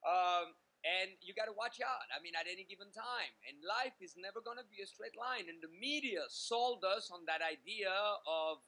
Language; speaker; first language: English; native; English